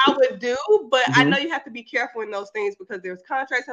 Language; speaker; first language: English; native; English